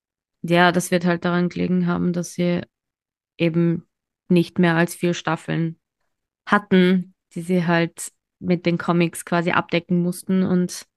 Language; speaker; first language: German; native; German